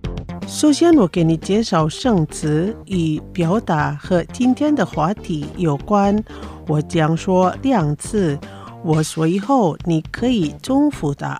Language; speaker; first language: Chinese; non-native, fluent; Indonesian